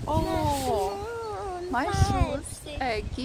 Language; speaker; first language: English; non-native, learner; Ukrainian